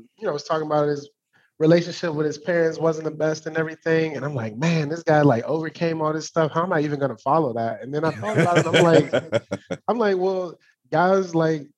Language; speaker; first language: English; native; English